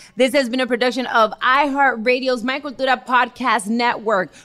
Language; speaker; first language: English; early bilingual, other home language; Spanish